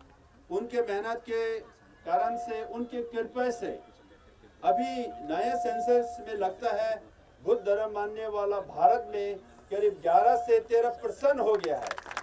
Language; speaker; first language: Hindi; non-native, learner; Tibetan